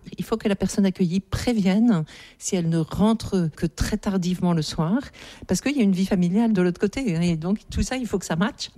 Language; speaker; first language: French; native; French